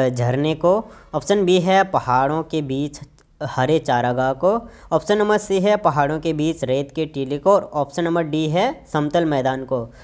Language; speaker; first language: Hindi; native; Hindi